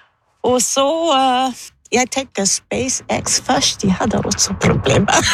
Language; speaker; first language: Norwegian; non-native, learner; German